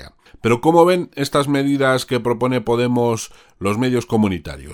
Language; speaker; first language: Spanish; native; Spanish